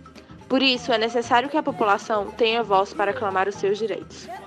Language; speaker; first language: Portuguese; native; Portuguese